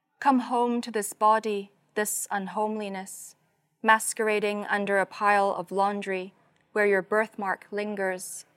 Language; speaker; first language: English; non-native, local second language; Cantonese